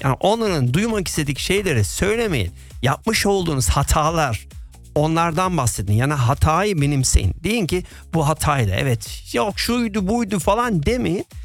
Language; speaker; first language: Turkish; early bilingual, heritage; Turkish